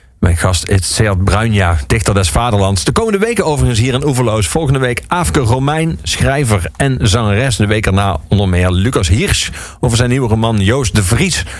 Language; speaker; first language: Dutch; native; Dutch